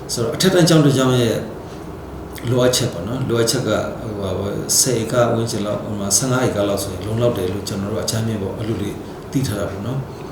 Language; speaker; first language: Burmese; non-native, local second language; Hakha Chin